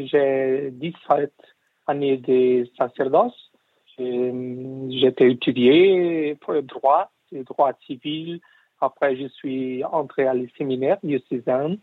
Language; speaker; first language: French; non-native, learner; Portuguese